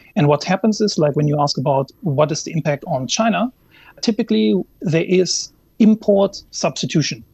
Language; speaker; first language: English; non-native, fluent; German